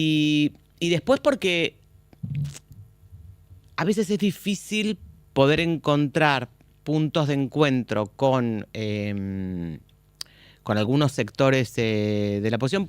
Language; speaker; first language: Spanish; native; Spanish